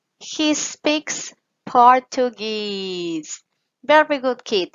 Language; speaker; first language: English; non-native, fluent; Spanish